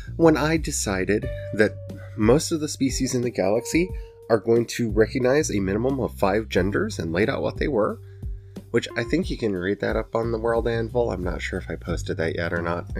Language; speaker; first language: English; native; English